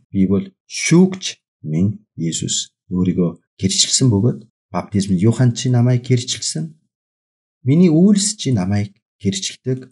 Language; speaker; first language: Mongolian; non-native, fluent; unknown